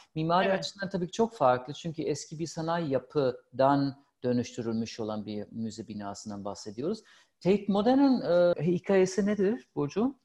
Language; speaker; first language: Turkish; non-native, fluent; German